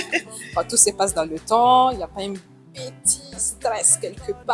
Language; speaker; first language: French; native; French